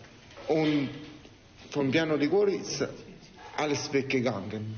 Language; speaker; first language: German; non-native, learner; Italian